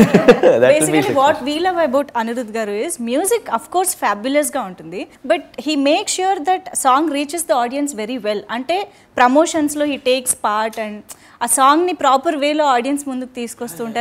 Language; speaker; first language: Telugu; native; Telugu